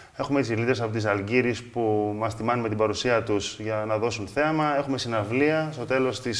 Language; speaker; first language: Greek; native; Greek